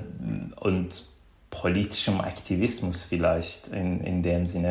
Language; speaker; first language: German; non-native, fluent; Persian